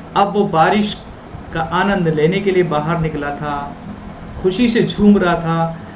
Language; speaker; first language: Hindi; native; Hindi